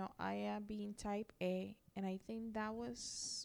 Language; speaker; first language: English; non-native, fluent; Spanish